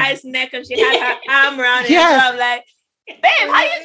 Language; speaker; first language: English; non-native, local second language; Yoruba